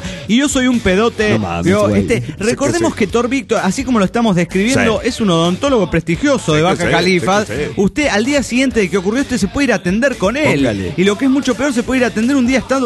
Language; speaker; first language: Spanish; native; Spanish